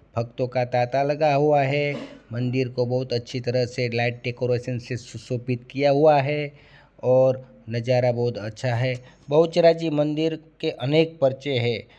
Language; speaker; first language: Hindi; non-native, local second language; Gujarati